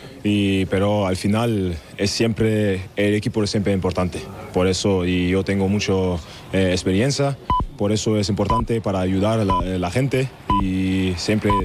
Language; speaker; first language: Spanish; non-native, learner; German